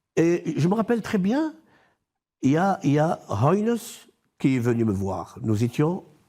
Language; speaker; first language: French; non-native, local second language; Arabic